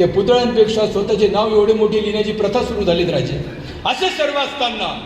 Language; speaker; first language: Marathi; native; Marathi